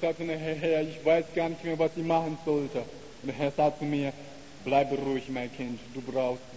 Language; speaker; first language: German; non-native, learner; Chinese